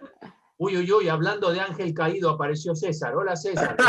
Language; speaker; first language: Spanish; native; Spanish